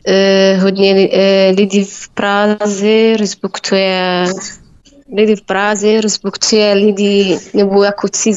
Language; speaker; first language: Czech; non-native, learner; Arabic